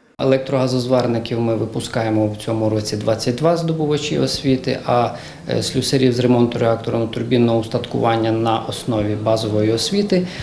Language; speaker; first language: Ukrainian; native; Ukrainian